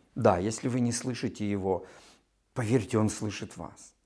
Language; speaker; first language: Russian; native; Russian